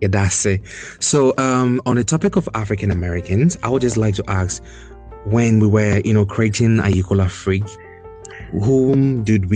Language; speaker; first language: English; non-native, local second language; Ga